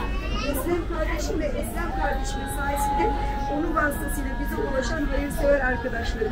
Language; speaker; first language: Turkish; native; Turkish